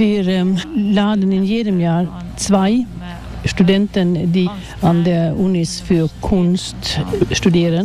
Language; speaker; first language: German; non-native, fluent; Swedish